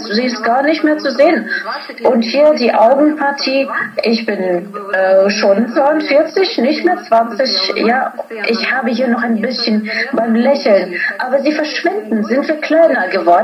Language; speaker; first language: German; non-native, fluent; Russian